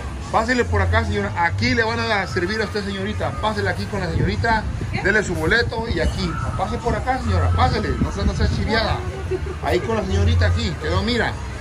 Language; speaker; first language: Spanish; early bilingual, heritage; Spanish